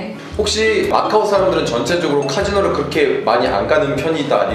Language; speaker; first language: Korean; native; Korean